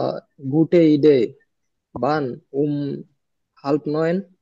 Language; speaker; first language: German; non-native, learner; Bangla